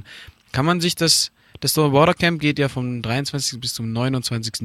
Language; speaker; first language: German; native; German